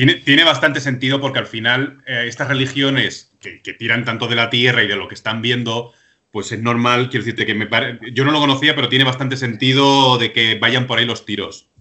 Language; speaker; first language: Spanish; native; Spanish